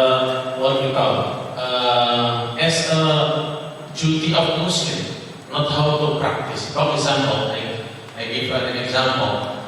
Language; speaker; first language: English; non-native, fluent; Indonesian